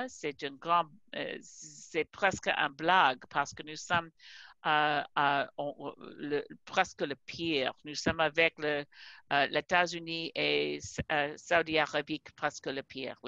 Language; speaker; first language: French; non-native, fluent; English